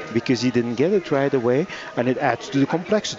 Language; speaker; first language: English; non-native, fluent; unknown